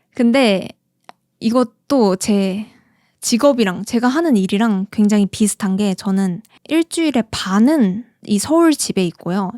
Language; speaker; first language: Korean; native; Korean